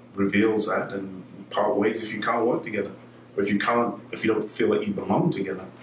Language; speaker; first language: English; native; English